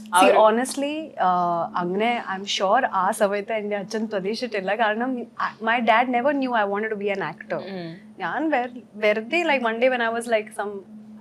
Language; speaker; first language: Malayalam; non-native, local second language; Hindi